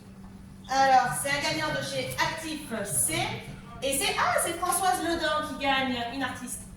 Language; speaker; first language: French; native; French